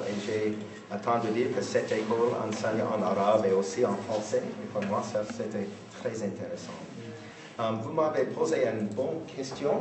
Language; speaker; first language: French; non-native, fluent; English